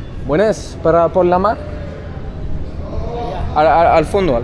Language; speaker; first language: Spanish; non-native, learner; French